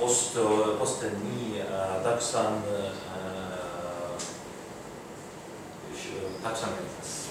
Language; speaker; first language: Japanese; non-native, learner; Ukrainian